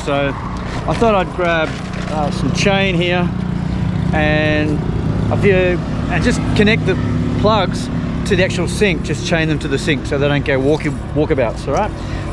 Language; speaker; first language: English; native; English